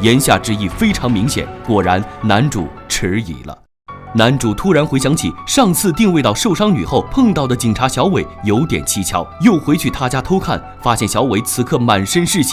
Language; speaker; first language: Chinese; native; Chinese